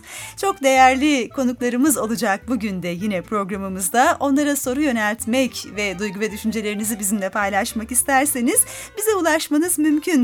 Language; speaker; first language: Turkish; native; Turkish